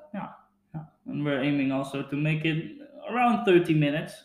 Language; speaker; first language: English; non-native, fluent; Dutch